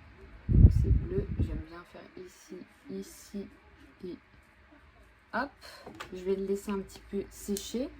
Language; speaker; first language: French; native; French